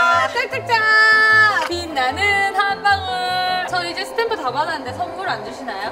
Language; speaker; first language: Korean; native; Korean